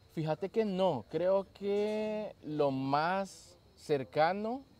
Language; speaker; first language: Spanish; native; Spanish